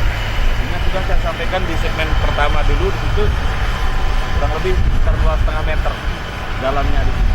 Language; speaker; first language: Indonesian; non-native, local second language; Sasak